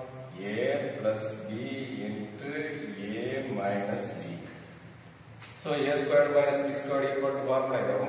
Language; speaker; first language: English; non-native, local second language; Tamil